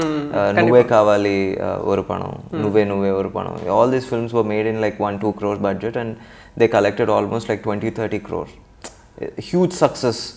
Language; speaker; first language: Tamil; non-native, local second language; Telugu